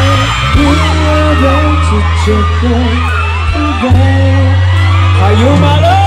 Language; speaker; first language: Thai; native; Thai